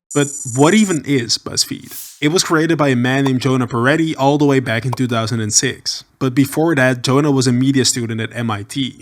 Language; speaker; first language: English; native; English